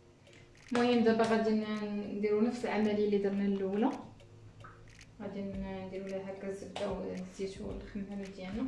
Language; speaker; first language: Arabic; native; Arabic